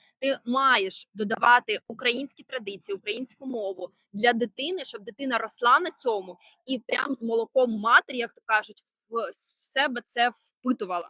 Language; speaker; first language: Ukrainian; non-native, local second language; Russian